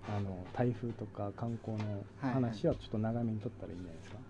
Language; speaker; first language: Japanese; native; Japanese